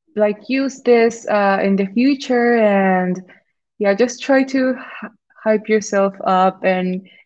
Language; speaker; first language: English; non-native, fluent; Spanish